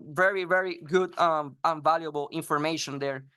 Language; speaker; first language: English; non-native, fluent; Spanish